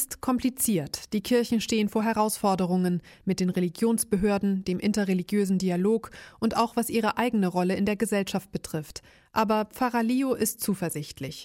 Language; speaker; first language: German; native; German